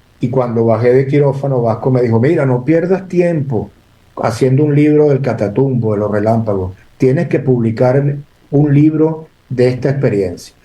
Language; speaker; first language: Spanish; native; Spanish